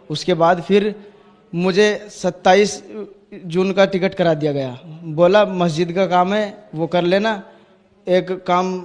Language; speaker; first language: Hindi; native; Hindi